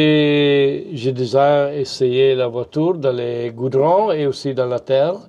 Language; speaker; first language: French; non-native, fluent; Italian